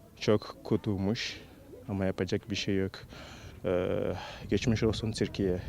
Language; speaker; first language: Turkish; non-native, learner; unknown